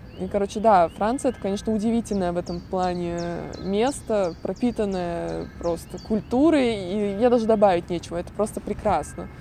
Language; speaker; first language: Russian; native; Russian